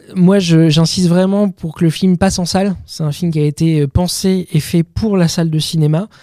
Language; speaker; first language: French; native; French